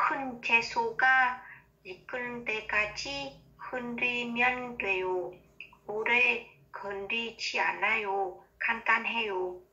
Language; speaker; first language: Korean; non-native, learner; Vietnamese